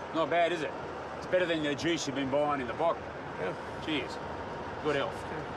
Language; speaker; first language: English; native; English